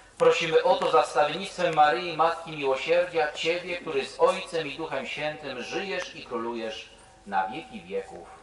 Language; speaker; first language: Polish; native; Polish